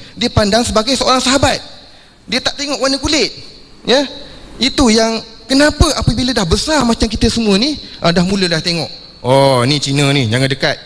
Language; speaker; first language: Malay; non-native, local second language; Chinese